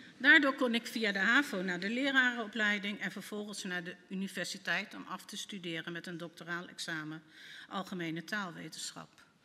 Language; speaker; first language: Dutch; native; Dutch